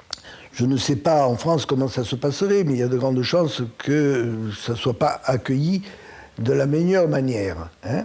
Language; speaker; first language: French; native; French